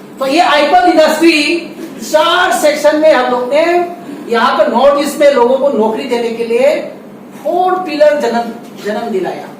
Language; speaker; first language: Hindi; non-native, local second language; Bangla